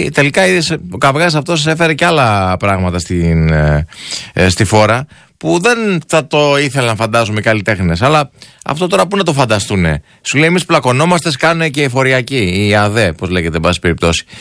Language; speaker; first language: Greek; native; Greek